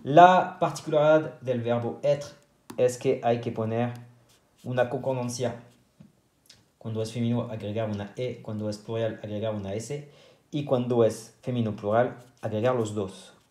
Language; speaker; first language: Spanish; non-native, fluent; French